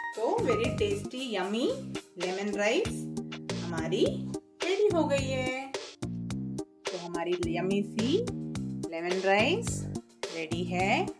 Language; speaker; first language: Hindi; non-native, local second language; Tamil